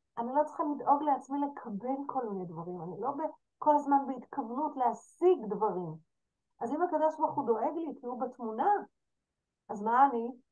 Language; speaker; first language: Hebrew; native; Hebrew